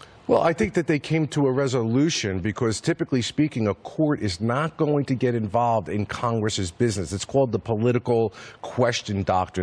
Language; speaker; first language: English; native; English